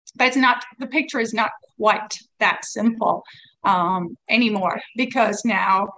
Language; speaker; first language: English; non-native, fluent; Swedish